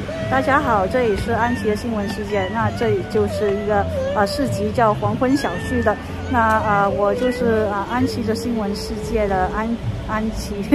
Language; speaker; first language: Chinese; native; Chinese